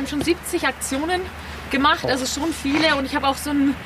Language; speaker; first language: German; native; German